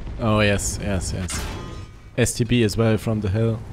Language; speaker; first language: English; non-native, learner; German